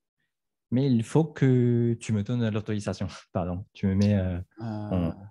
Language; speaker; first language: French; native; French